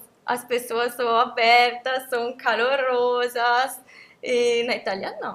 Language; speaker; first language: Portuguese; non-native, fluent; Italian